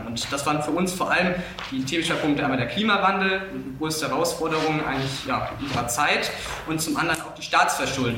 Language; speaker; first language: German; native; German